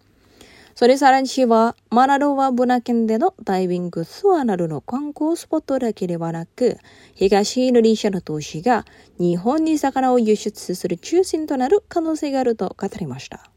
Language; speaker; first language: Japanese; non-native, fluent; Indonesian